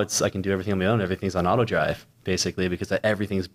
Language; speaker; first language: English; native; English